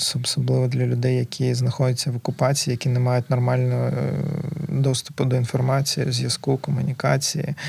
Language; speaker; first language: Ukrainian; native; Ukrainian